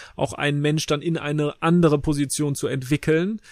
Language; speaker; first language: German; native; German